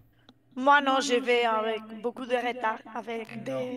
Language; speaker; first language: French; non-native, fluent; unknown